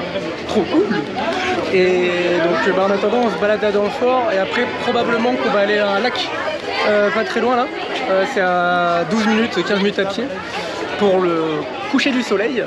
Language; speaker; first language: French; native; French